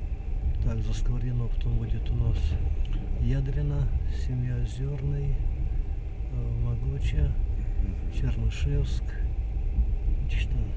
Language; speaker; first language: Russian; native; Russian